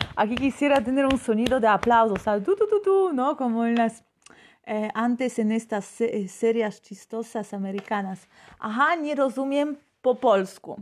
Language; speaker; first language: Spanish; non-native, fluent; Polish